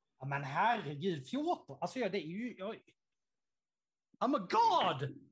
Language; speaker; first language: Swedish; native; Swedish